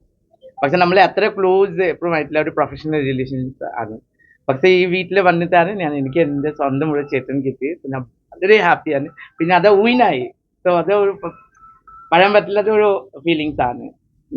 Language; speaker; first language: Malayalam; non-native, local second language; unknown